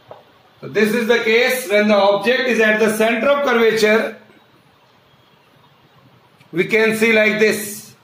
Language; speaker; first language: English; non-native, local second language; Hindi